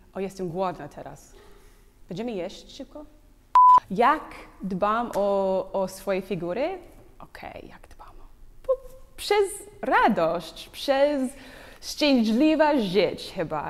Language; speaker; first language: Polish; non-native, learner; English